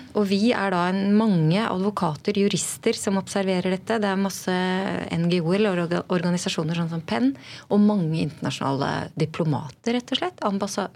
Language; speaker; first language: Norwegian; native; Norwegian